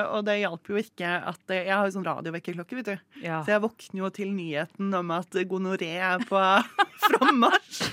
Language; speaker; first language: Norwegian; native; Norwegian